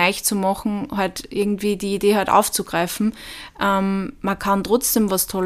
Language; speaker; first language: German; native; German